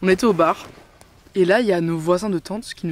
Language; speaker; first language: French; native; French